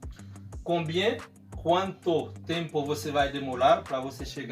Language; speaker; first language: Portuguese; non-native, fluent; Haitian Creole